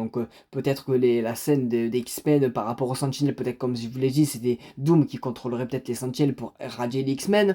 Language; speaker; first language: French; native; French